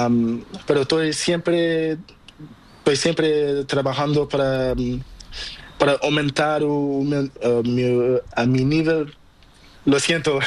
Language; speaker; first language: Spanish; non-native, learner; Portuguese